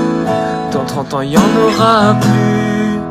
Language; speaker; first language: French; native; French